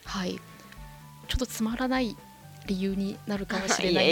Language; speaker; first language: Japanese; non-native, fluent; Chinese